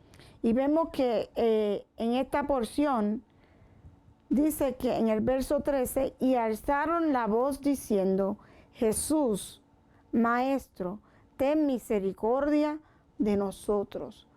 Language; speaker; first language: Spanish; native; Spanish